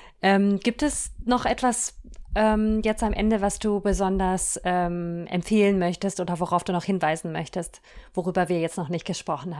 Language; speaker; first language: German; native; German